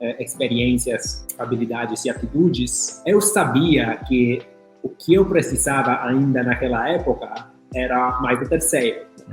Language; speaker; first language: Portuguese; non-native, fluent; Italian